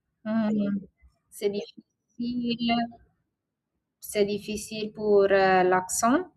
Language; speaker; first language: French; non-native, learner; Italian